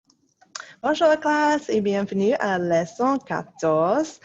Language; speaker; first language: French; non-native, fluent; English